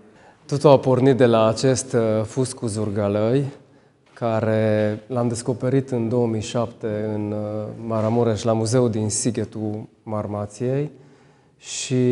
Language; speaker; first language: Romanian; native; Romanian